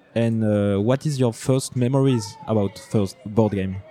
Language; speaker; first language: English; non-native, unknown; French